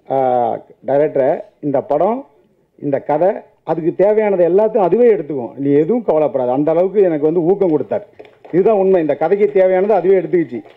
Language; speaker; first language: Tamil; native; Tamil